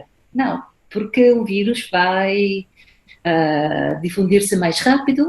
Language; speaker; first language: Portuguese; non-native, fluent; Spanish